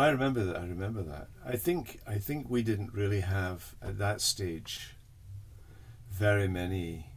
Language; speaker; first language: English; native; English